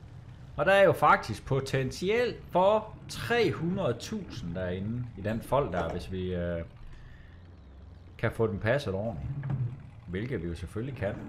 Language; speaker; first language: Danish; native; Danish